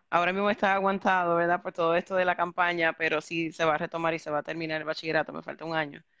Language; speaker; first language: Spanish; early bilingual, heritage; Spanish